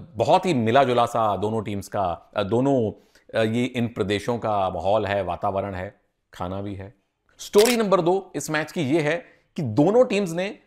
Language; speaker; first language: Hindi; native; Hindi